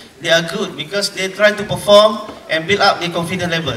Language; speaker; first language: English; non-native, local second language; Malay